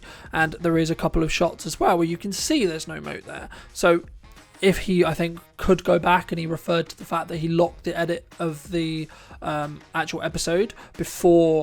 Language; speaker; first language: English; native; English